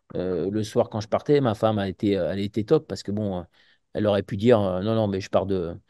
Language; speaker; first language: French; native; French